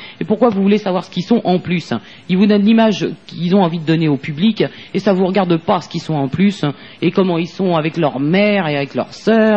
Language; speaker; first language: French; native; French